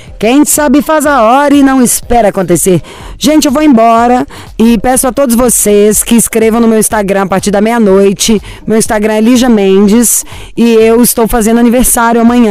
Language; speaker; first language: Portuguese; native; Portuguese